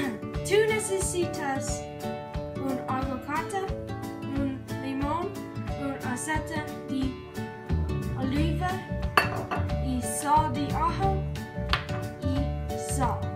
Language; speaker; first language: Spanish; non-native, learner; English